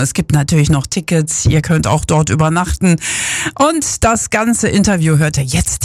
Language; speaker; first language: German; native; German